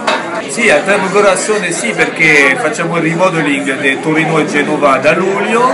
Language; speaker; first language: Italian; non-native, fluent; French